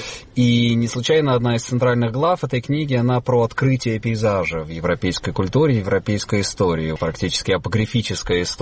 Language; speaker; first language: Russian; native; Russian